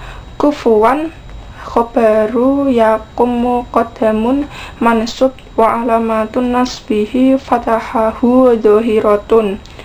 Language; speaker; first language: Arabic; non-native, learner; Indonesian